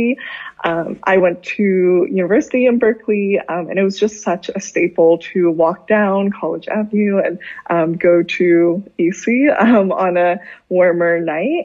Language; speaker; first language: English; native; English